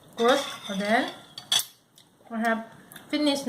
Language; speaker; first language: English; non-native, learner; Thai